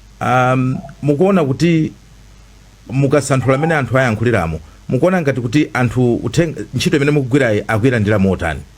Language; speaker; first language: Nyanja; native; Nyanja